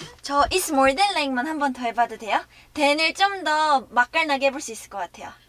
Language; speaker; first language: Korean; native; Korean